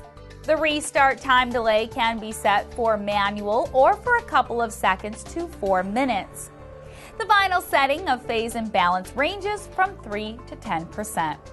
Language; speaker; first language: English; native; English